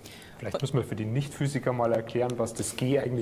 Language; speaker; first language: German; native; German